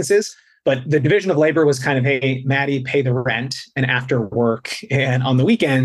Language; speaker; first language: English; native; English